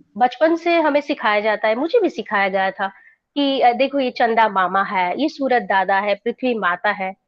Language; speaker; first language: Hindi; non-native, local second language; Gujarati